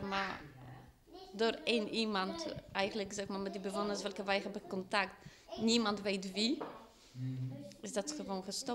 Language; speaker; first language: Dutch; non-native, fluent; Polish